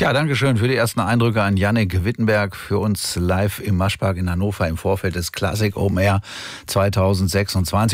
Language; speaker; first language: German; native; German